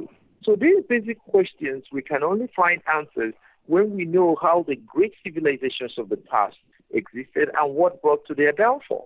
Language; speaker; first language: English; non-native, local second language; Igbo